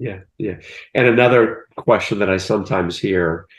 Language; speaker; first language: English; native; English